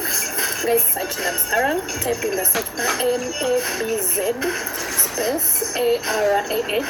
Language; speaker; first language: English; non-native, local second language; Ganda